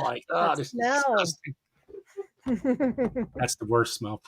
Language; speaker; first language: English; native; English